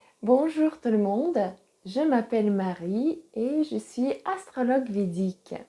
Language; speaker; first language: French; non-native, fluent; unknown